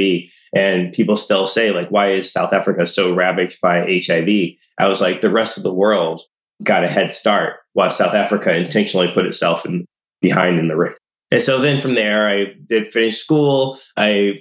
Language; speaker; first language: English; native; English